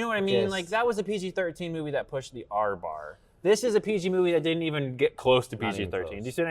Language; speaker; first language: English; native; English